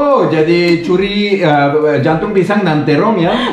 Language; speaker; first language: Indonesian; non-native, learner; Swiss German